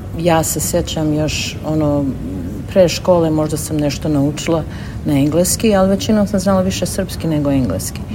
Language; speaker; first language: Serbian; early bilingual, heritage; Serbian